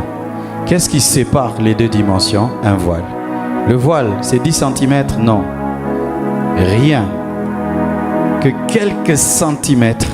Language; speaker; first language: French; non-native, local second language; Lingala